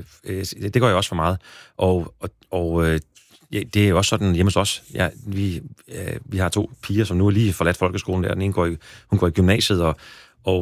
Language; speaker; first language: Danish; native; Danish